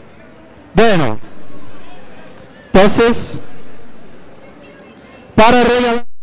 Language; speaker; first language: Spanish; non-native, learner; Portuguese